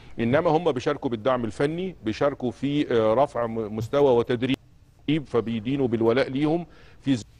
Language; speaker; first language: Arabic; native; Arabic